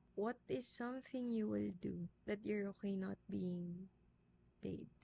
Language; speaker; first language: English; non-native, local second language; Filipino